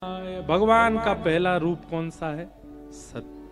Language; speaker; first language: Hindi; native; Hindi